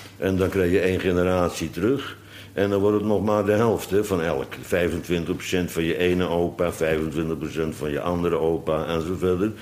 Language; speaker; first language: Dutch; native; Dutch